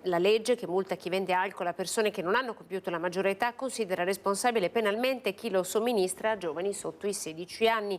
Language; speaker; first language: Italian; native; Italian